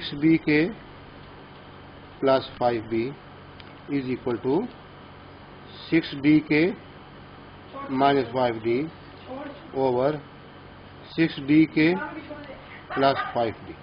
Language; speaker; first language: English; non-native, local second language; Urdu